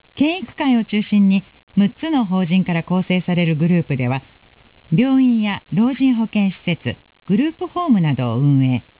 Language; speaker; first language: Japanese; native; Japanese